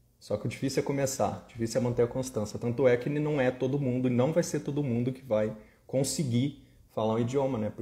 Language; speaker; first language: Portuguese; native; Portuguese